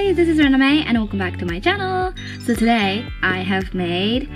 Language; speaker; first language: English; early bilingual, other home language; Japanese